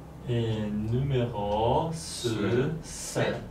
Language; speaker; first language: French; non-native, learner; Polish